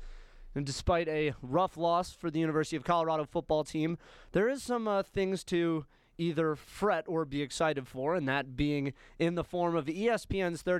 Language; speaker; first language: English; native; English